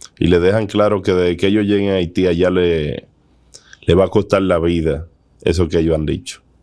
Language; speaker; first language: Spanish; native; Spanish